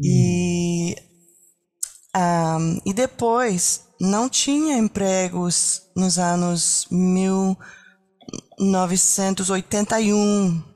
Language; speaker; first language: Portuguese; non-native, learner; French